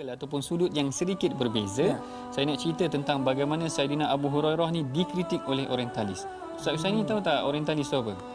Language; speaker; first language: Malay; native; Malay